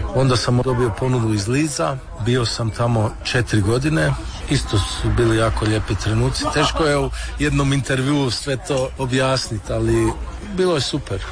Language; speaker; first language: Serbian; early bilingual, heritage; Croatian